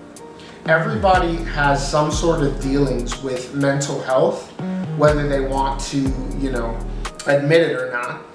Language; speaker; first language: English; native; English